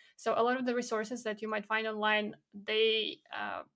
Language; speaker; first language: English; non-native, fluent; Belarusian